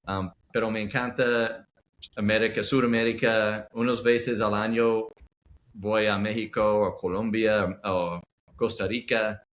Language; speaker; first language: Spanish; non-native, learner; English